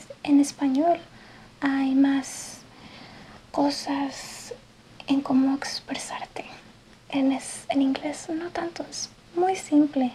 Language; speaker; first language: Spanish; early bilingual, heritage; English